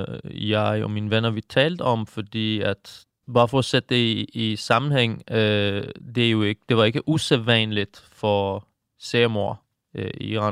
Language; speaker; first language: Danish; non-native, fluent; Persian